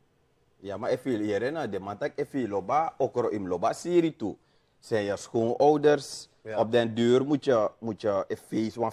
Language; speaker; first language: Dutch; native; Dutch